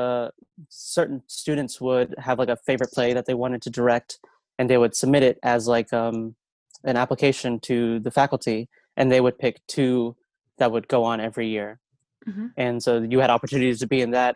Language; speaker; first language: English; native; English